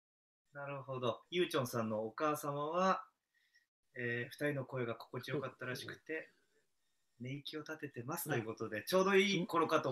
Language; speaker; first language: Japanese; native; Japanese